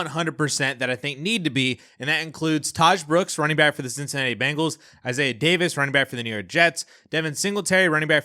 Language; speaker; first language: English; native; English